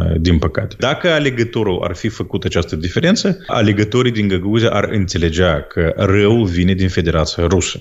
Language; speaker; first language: Romanian; non-native, local second language; Gagauz